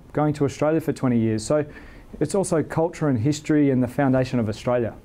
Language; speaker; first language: English; native; English